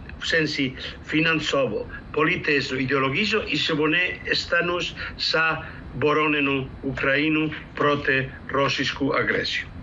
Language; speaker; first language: Ukrainian; non-native, fluent; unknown